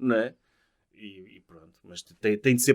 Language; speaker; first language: Portuguese; native; Portuguese